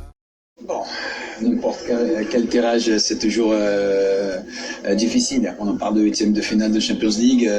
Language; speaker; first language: French; non-native, fluent; Portuguese